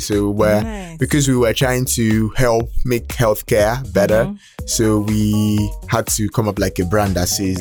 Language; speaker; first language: English; non-native, local second language; Igbo